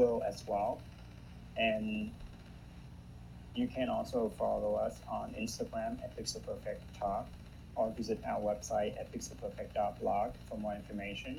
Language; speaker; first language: English; non-native, fluent; Vietnamese